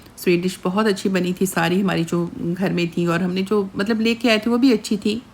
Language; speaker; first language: Urdu; native; Urdu